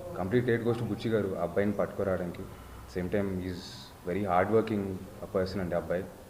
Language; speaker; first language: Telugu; native; Telugu